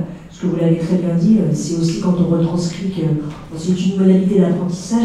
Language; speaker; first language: French; native; French